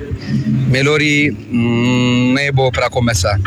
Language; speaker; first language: Portuguese; non-native, learner; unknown